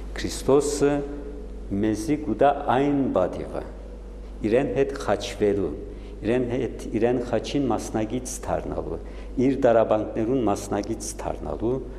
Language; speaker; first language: Armenian; early bilingual, heritage; Armenian